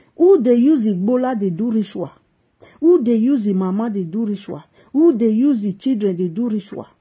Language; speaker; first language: Nigerian Pidgin; native; Nigerian Pidgin